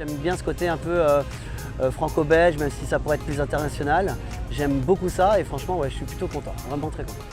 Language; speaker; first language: French; native; French